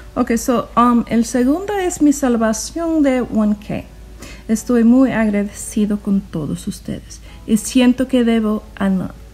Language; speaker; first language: Spanish; non-native, learner; English